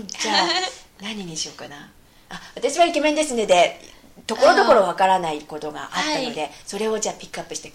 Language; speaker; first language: Japanese; native; Japanese